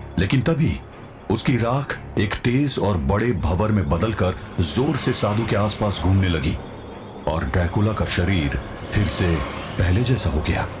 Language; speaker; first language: Hindi; native; Hindi